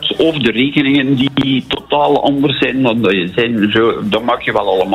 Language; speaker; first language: Dutch; native; Dutch